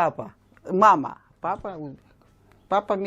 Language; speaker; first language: Russian; non-native, local second language; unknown